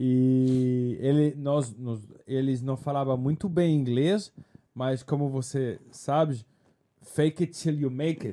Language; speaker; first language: Portuguese; non-native, fluent; French